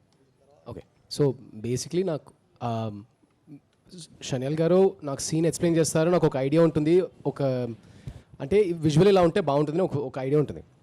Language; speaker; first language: Telugu; early bilingual, heritage; Telugu